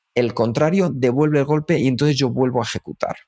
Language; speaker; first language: Spanish; native; Spanish